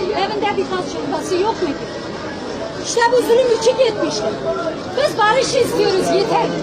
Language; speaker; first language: Turkish; non-native, local second language; Kurdish